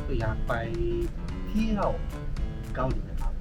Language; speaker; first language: Thai; non-native, learner; Japanese